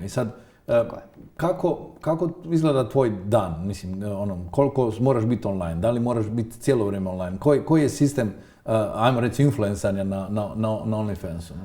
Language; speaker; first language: Croatian; native; Croatian